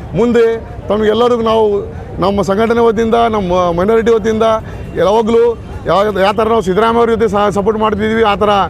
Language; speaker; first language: Kannada; non-native, local second language; Urdu